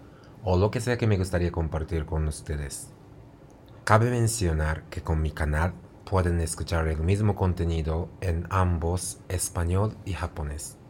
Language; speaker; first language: Spanish; non-native, fluent; Japanese